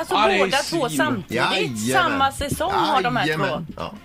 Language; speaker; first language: Swedish; native; Swedish